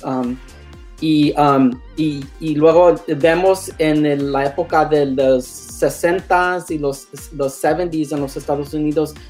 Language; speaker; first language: Spanish; non-native, learner; English